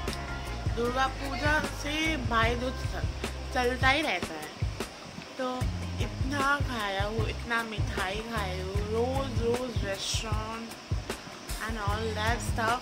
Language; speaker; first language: Hindi; non-native, local second language; Bangla